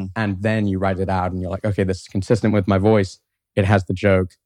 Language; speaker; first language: English; native; English